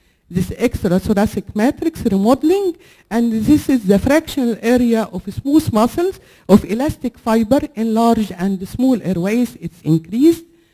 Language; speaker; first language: English; non-native, fluent; Arabic